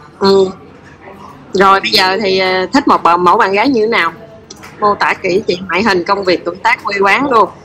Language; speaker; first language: Vietnamese; native; Vietnamese